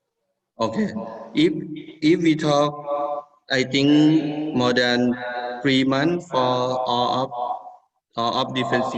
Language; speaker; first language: English; non-native, learner; Thai